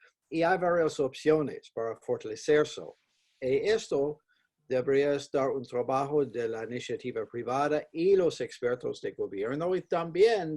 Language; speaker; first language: Spanish; non-native, fluent; English